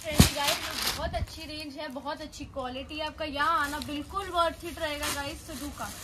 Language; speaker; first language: Hindi; non-native, local second language; Punjabi